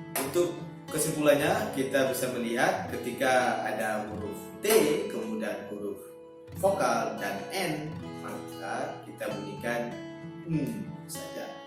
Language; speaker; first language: Indonesian; native; Indonesian